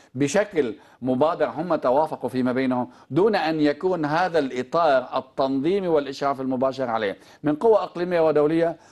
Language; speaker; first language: Arabic; native; Arabic